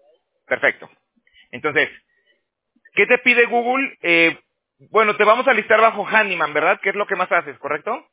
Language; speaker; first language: Spanish; native; Spanish